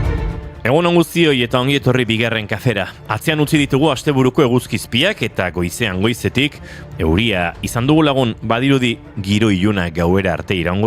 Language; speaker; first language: Basque; native; Basque